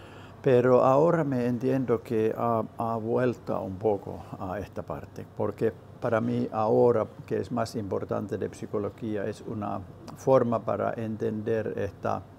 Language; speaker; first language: Spanish; non-native, learner; Finnish